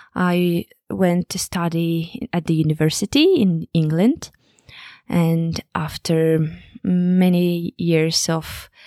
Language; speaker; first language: English; non-native, fluent; Kazakh